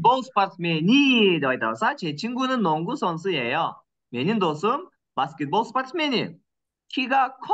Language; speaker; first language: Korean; non-native, fluent; Kyrgyz